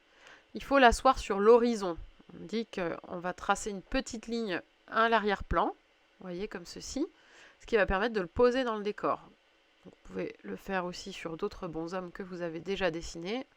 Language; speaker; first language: French; native; French